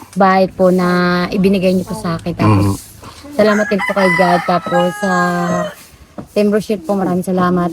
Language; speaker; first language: Filipino; native; Filipino